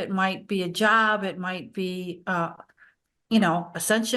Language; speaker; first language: English; native; English